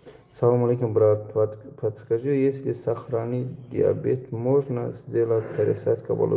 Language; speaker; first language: Russian; non-native, learner; Tajik